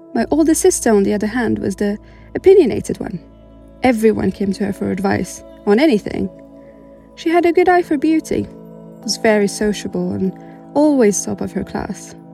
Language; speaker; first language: English; non-native, fluent; Arabic